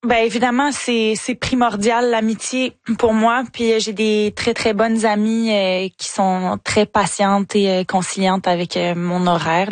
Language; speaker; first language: French; native; French